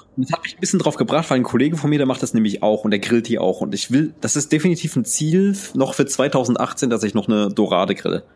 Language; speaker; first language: German; early bilingual, other home language; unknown